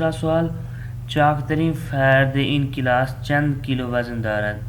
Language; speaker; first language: Persian; non-native, fluent; Urdu